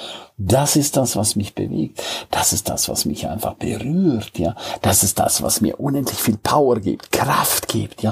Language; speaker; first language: German; native; German